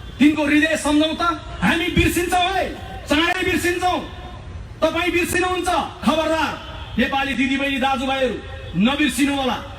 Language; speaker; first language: Nepali; native; Nepali